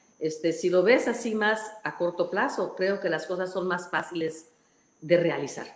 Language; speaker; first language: Spanish; non-native, fluent; English